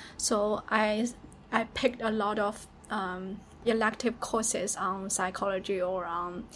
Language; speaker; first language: English; non-native, fluent; Chinese